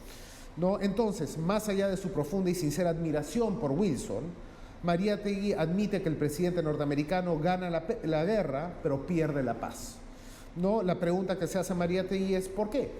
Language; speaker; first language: Spanish; native; Spanish